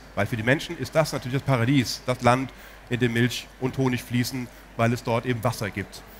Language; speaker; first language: German; native; German